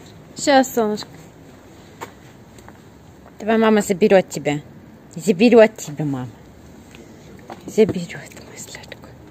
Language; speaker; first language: Russian; native; Russian